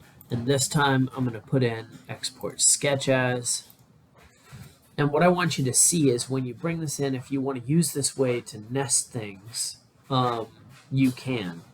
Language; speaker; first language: English; native; English